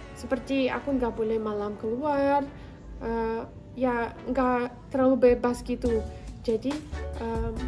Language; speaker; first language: Indonesian; non-native, fluent; Russian